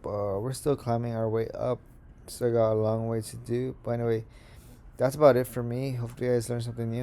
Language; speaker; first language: English; native; English